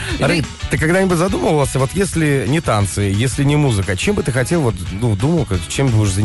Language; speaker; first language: Russian; native; Russian